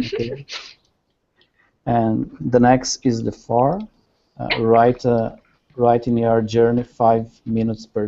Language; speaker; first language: English; non-native, learner; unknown